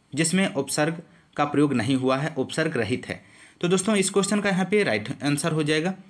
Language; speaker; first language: Hindi; native; Hindi